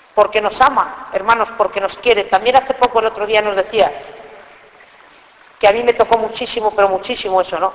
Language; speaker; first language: Spanish; native; Spanish